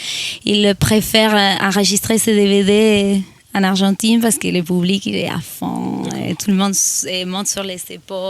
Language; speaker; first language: French; non-native, fluent; Spanish